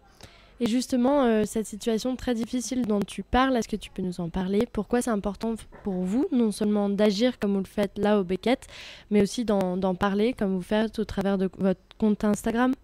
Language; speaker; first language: French; native; French